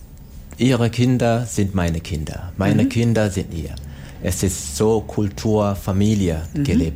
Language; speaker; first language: German; non-native, learner; Swahili